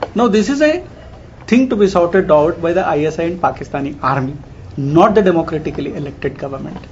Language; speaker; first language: English; non-native, local second language; Kannada